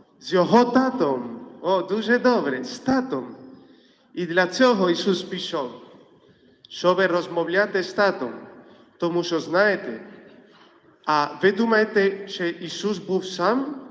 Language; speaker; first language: Ukrainian; non-native, fluent; Polish